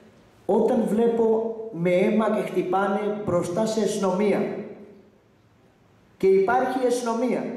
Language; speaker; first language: Greek; non-native, learner; Urdu